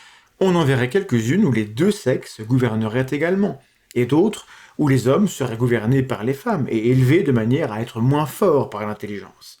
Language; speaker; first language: French; native; French